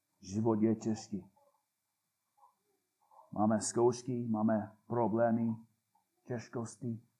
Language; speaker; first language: Czech; non-native, fluent; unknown